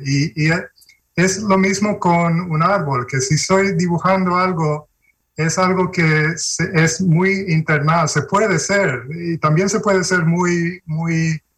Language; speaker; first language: Spanish; early bilingual, heritage; Spanish